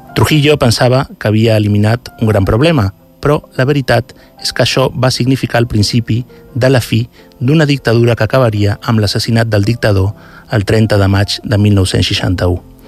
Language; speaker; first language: Catalan; native; Catalan